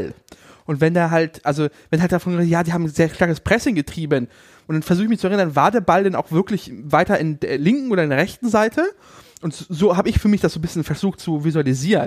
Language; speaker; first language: German; native; German